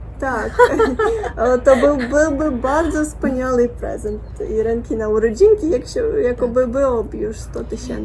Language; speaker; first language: Polish; non-native, learner; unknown